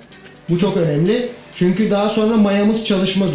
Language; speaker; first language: Turkish; native; Turkish